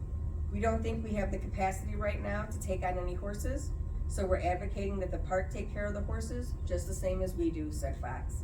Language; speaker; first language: English; native; English